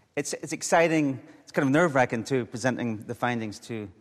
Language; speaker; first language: English; native; English